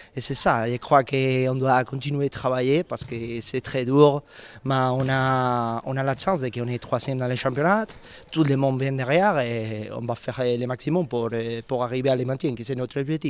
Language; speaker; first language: French; non-native, learner; Spanish